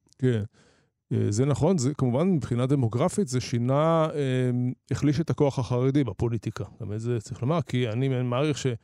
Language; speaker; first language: Hebrew; native; Hebrew